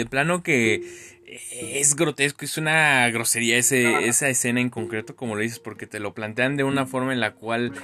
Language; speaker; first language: Spanish; native; Spanish